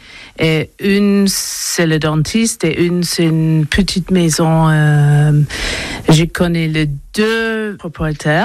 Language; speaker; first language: French; non-native, learner; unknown